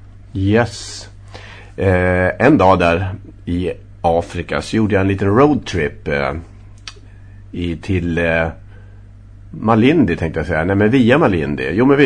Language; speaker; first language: Swedish; native; Swedish